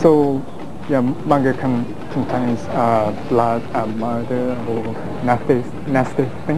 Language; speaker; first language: English; non-native, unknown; Japanese